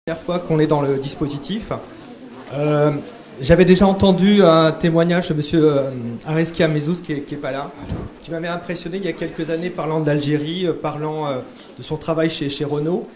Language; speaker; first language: French; native; French